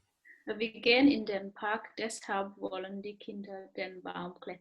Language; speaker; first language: German; non-native, learner; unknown